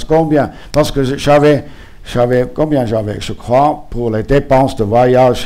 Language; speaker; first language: French; non-native, local second language; German